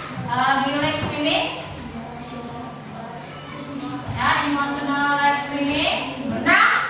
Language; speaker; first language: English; non-native, learner; Indonesian